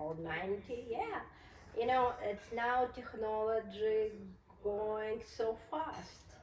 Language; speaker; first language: English; non-native, learner; Russian